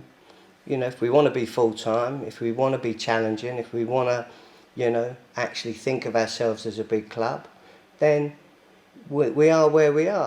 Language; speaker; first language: English; native; English